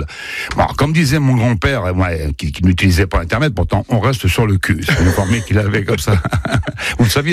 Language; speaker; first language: French; native; French